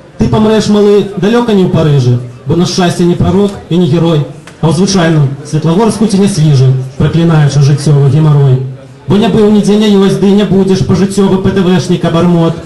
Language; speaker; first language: Belarusian; native; Belarusian